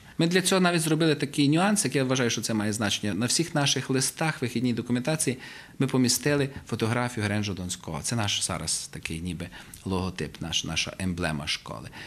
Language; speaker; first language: Ukrainian; native; Ukrainian